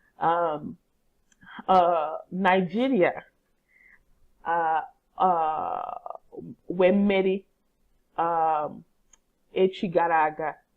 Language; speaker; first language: Igbo; non-native, learner; English